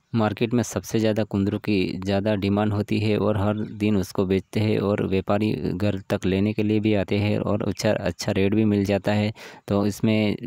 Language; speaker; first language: Hindi; non-native, local second language; Gujarati